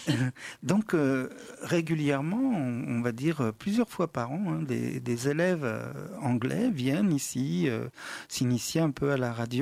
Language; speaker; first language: French; native; French